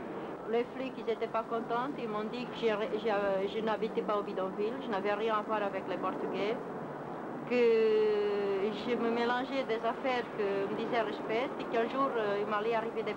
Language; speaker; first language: French; non-native, fluent; Portuguese